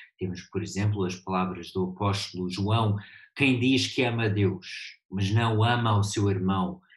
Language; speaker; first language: Portuguese; early bilingual, heritage; Portuguese